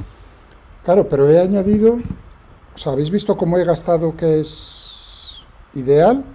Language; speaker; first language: Spanish; native; Spanish